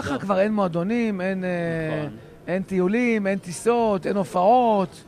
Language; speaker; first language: Hebrew; native; Hebrew